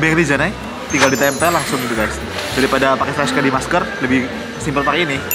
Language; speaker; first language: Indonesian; native; Indonesian